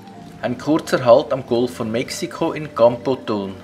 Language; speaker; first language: German; native; German